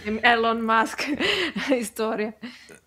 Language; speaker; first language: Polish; non-native, learner; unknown